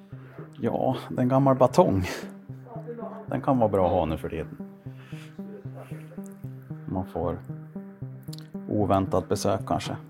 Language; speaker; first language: Swedish; native; Swedish